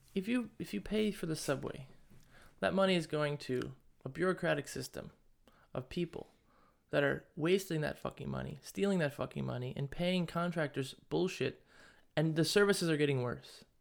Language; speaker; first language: English; native; English